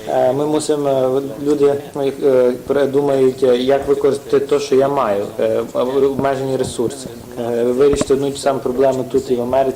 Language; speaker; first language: Ukrainian; non-native, fluent; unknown